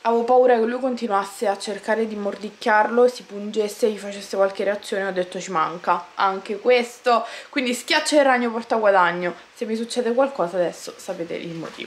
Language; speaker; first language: Italian; native; Italian